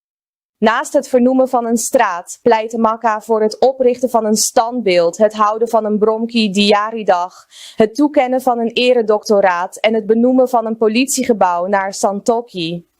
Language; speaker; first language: Dutch; native; Dutch